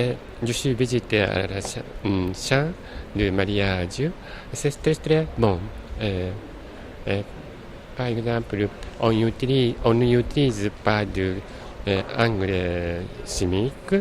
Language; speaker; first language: French; non-native, learner; Japanese